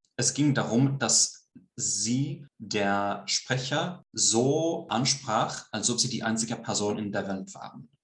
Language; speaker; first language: German; early bilingual, heritage; Swiss German